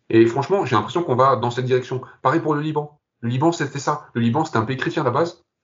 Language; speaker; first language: French; early bilingual, other home language; Kabyle